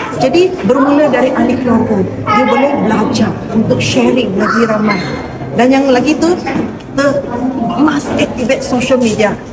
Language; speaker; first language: Malay; non-native, local second language; Chinese